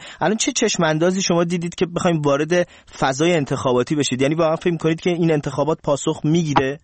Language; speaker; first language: Persian; native; Persian